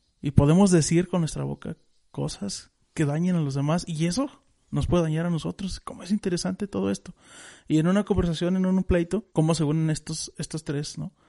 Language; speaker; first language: Spanish; native; Spanish